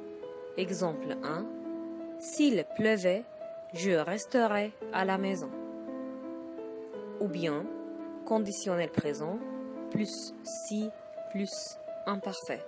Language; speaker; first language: French; non-native, fluent; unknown